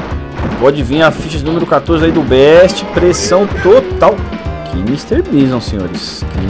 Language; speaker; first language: Portuguese; native; Portuguese